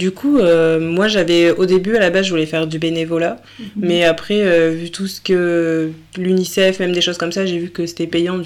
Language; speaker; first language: French; native; French